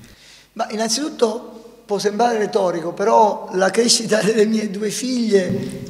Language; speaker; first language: Italian; native; Italian